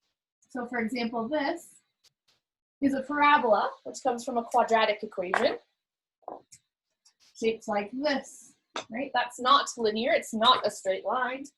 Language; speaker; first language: English; native; English